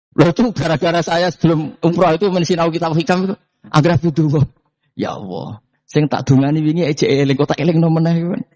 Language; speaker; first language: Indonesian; non-native, local second language; Javanese